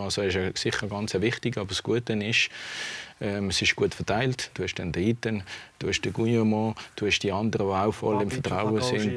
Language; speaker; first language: German; native; German